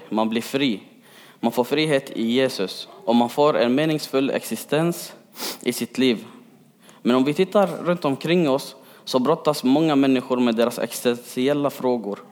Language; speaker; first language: Swedish; early bilingual, other home language; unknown